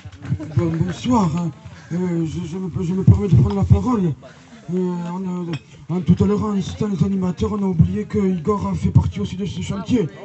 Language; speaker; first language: French; native; French